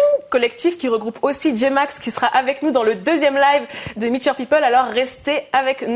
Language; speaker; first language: French; native; French